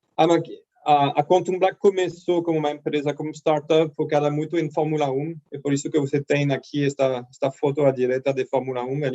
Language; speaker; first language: Portuguese; non-native, fluent; French